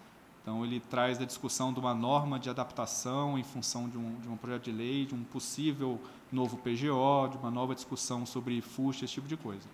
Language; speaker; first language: Portuguese; native; Portuguese